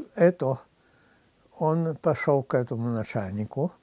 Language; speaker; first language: Russian; non-native, fluent; Polish